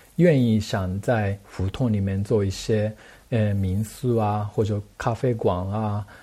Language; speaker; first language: Chinese; non-native, fluent; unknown